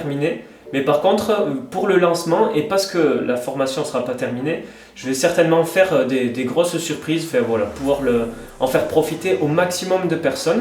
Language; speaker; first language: French; native; French